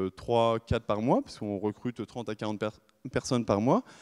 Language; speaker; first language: French; native; French